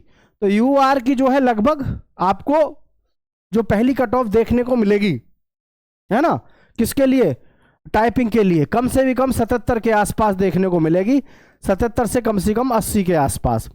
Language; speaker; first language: Hindi; native; Hindi